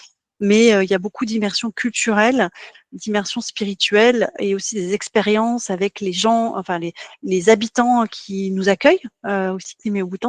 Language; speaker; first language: French; native; French